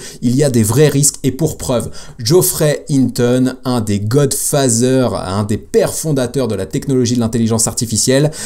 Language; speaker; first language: French; native; French